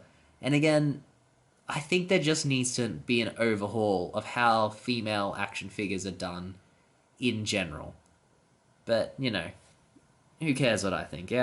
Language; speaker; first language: English; native; English